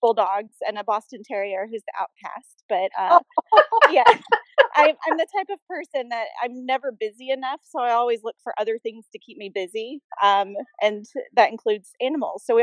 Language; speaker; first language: English; native; English